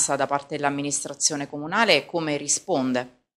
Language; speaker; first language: Italian; native; Italian